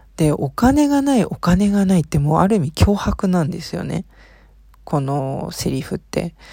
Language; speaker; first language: Japanese; early bilingual, heritage; Japanese